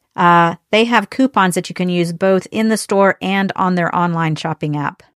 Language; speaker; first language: English; native; English